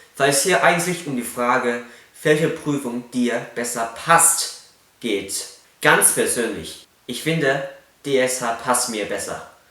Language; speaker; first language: German; non-native, fluent; Cantonese